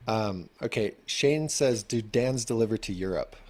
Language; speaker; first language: English; native; English